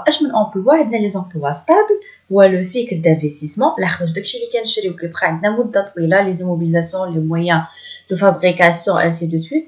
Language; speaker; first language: French; non-native, local second language; Arabic